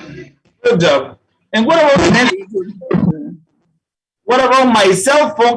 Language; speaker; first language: English; non-native, fluent; Spanish